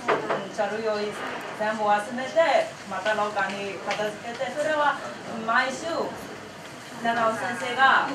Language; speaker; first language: Japanese; non-native, learner; Burmese